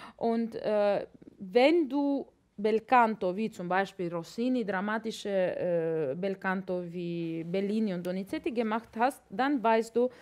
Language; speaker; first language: German; non-native, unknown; Latvian